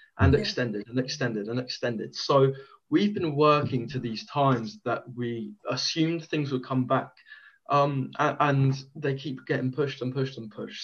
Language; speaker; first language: English; native; English